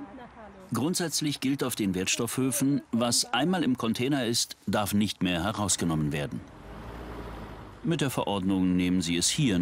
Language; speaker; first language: German; native; German